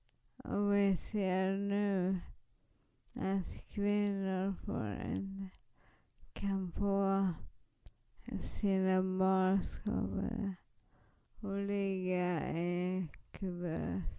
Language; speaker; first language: Swedish; non-native, fluent; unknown